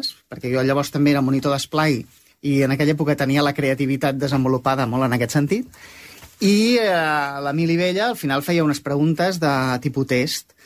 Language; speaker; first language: Catalan; native; Catalan